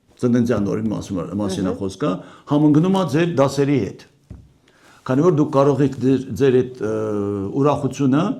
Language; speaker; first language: Armenian; native; Armenian